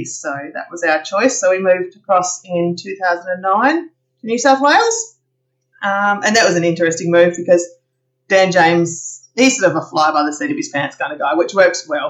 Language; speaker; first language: English; native; English